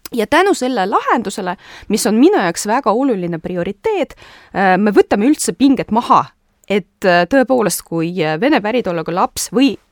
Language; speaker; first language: Estonian; non-native, local second language; Russian